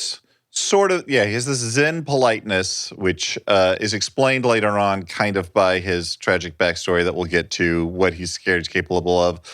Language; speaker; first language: English; native; English